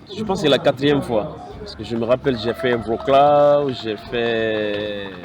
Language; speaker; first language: French; non-native, local second language; Mandingo